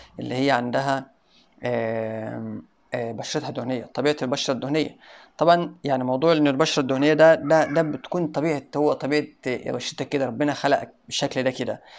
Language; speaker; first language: Arabic; native; Arabic